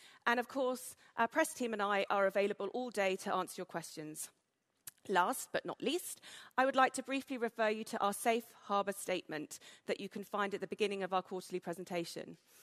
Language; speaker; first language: English; native; English